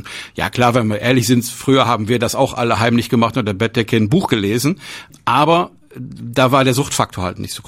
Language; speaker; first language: German; native; German